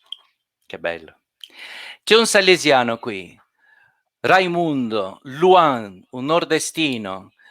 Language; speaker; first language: Italian; non-native, fluent; Portuguese